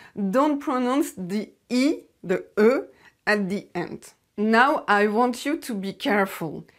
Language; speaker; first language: English; non-native, fluent; French